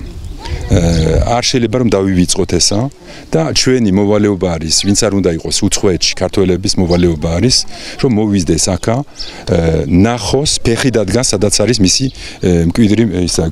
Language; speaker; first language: Georgian; early bilingual, heritage; Georgian